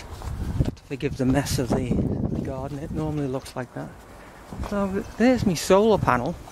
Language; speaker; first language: English; native; English